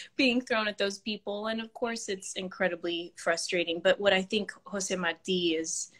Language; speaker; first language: English; early bilingual, other home language; Spanish